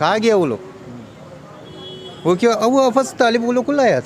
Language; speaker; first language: Hindi; non-native, learner; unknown